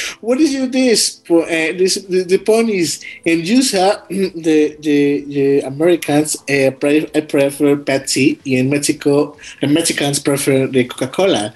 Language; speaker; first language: English; non-native, learner; Spanish